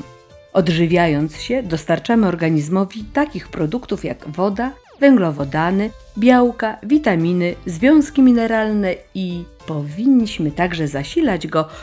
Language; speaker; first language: Polish; native; Polish